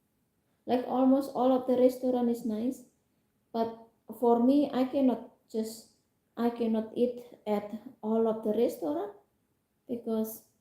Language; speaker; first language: English; non-native, fluent; Indonesian